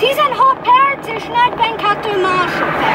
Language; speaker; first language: Hungarian; early bilingual, heritage; Hungarian